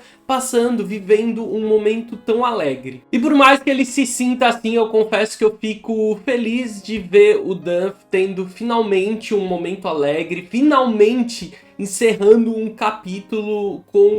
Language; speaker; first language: Portuguese; native; Portuguese